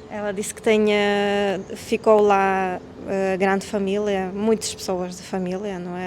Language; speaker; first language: Portuguese; non-native, fluent; Ukrainian